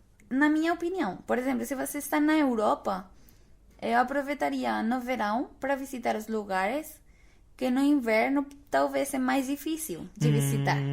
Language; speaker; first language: Portuguese; non-native, fluent; Spanish